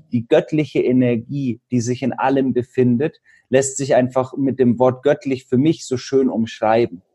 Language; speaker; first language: German; native; German